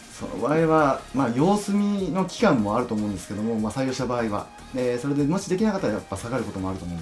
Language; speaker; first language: Japanese; native; Japanese